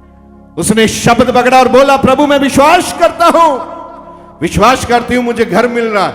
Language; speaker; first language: Hindi; non-native, local second language; Punjabi